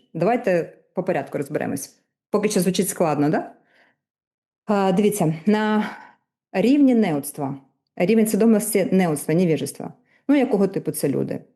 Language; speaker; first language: Ukrainian; non-native, local second language; Russian